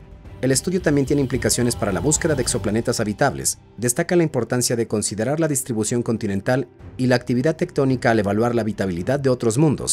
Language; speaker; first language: Spanish; native; Spanish